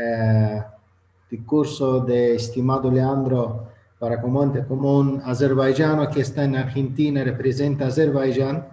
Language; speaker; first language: Spanish; non-native, learner; Azerbaijani